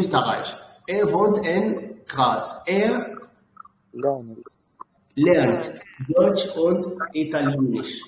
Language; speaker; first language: German; non-native, fluent; Arabic